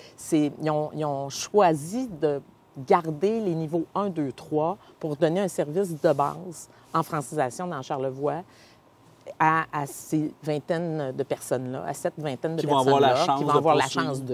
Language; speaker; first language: French; native; French